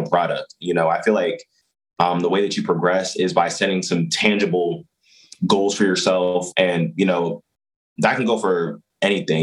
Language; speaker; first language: English; native; English